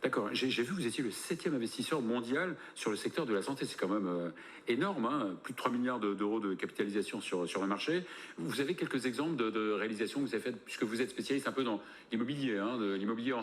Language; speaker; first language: French; native; French